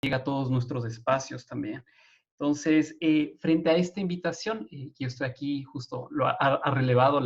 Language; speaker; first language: Spanish; native; Spanish